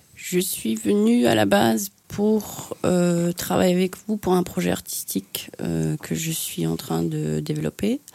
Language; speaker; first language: French; non-native, fluent; Finnish